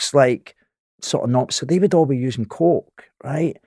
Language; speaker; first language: English; native; English